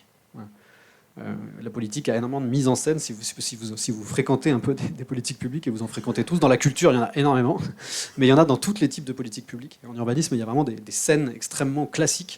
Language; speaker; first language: French; native; French